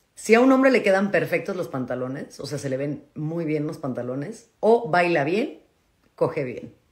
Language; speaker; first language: Spanish; native; Spanish